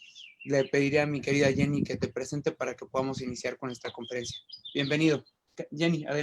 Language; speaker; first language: Spanish; native; Spanish